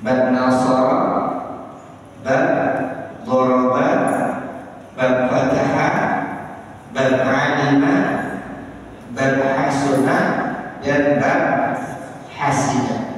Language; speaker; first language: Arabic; non-native, fluent; Indonesian